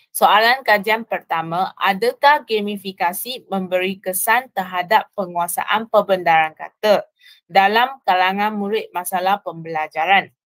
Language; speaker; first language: Malay; non-native, local second language; Chinese